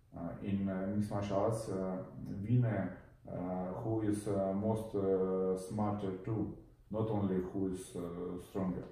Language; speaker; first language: English; non-native, learner; Russian